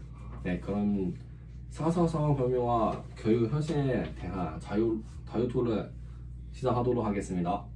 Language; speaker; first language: Korean; non-native, learner; Chinese